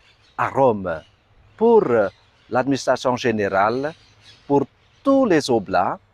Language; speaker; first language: French; non-native, fluent; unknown